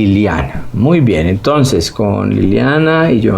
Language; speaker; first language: Spanish; native; Spanish